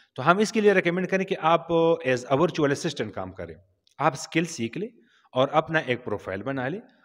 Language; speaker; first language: Urdu; non-native, local second language; Pashto